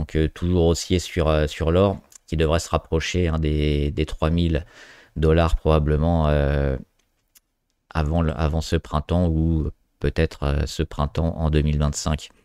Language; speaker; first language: French; native; French